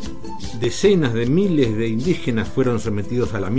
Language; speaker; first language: Spanish; native; Spanish